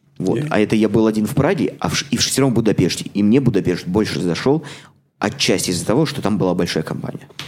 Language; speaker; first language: Russian; native; Russian